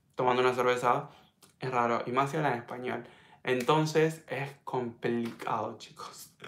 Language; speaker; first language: Spanish; native; Spanish